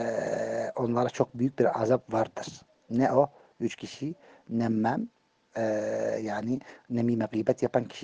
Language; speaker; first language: Turkish; native; Turkish